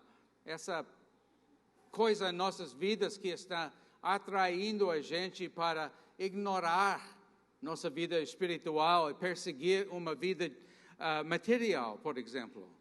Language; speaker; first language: Portuguese; non-native, fluent; English